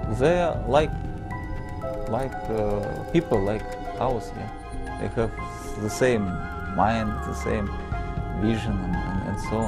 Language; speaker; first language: English; non-native, fluent; Russian